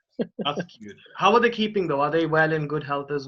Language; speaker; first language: English; non-native, local second language; Hindi